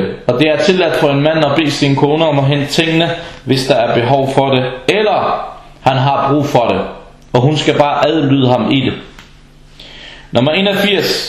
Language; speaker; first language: Danish; early bilingual, other home language; Arabic